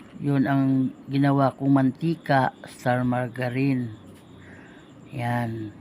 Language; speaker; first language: Filipino; non-native, local second language; Cebuano